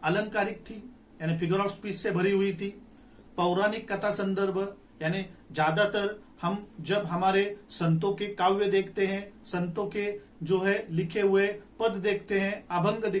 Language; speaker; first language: Hindi; non-native, local second language; Marathi